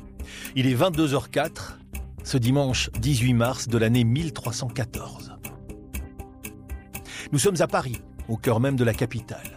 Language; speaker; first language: French; native; French